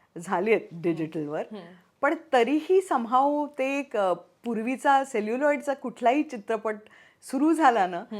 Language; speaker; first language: Marathi; native; Marathi